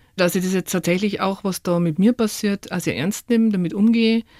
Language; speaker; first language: German; native; German